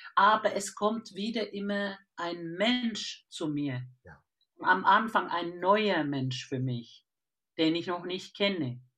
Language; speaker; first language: German; non-native, fluent; Finnish